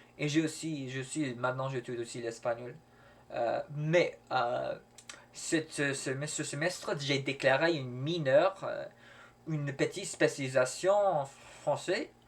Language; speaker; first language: French; non-native, learner; English